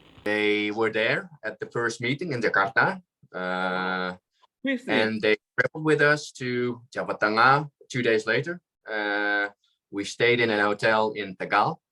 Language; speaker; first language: English; non-native, fluent; Dutch